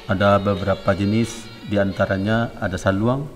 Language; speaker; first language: Indonesian; non-native, local second language; Minangkabau